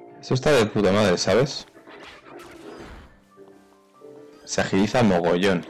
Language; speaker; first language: Spanish; native; Spanish